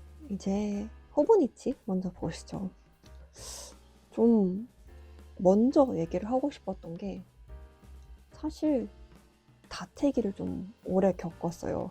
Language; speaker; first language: Korean; native; Korean